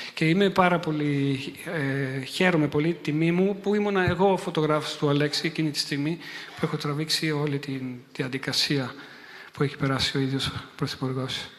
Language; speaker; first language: Greek; non-native, fluent; Italian